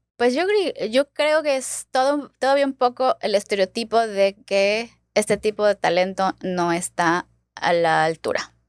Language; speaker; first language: Spanish; native; Spanish